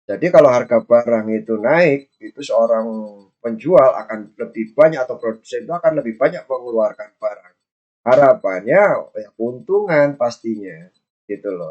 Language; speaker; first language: Indonesian; native; Indonesian